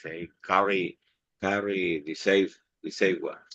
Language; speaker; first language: English; non-native, learner; Spanish